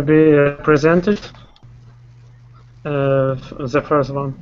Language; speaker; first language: English; non-native, learner; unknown